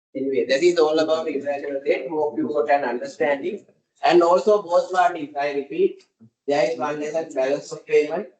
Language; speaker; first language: English; non-native, local second language; Sinhala